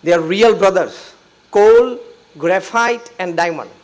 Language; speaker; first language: English; non-native, local second language; Gujarati